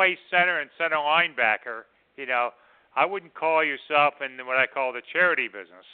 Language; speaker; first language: English; native; English